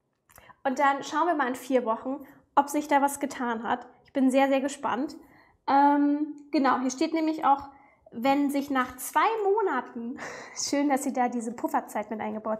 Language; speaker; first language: German; native; German